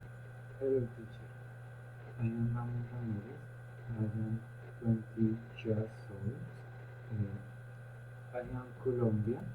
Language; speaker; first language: English; non-native, learner; Spanish